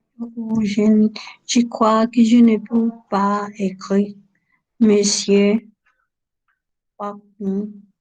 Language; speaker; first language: French; non-native, learner; Spanish